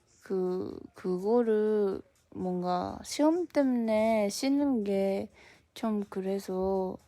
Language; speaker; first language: Korean; non-native, fluent; Japanese